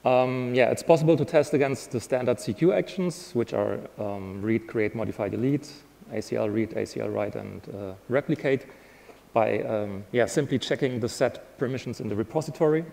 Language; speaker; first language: English; non-native, fluent; German